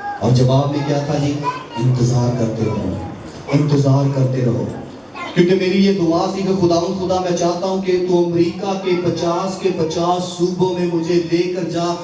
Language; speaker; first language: Urdu; non-native, local second language; Punjabi